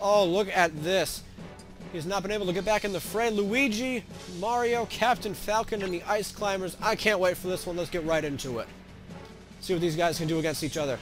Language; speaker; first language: English; native; English